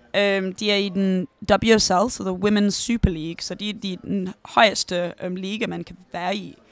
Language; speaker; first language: Danish; early bilingual, heritage; Danish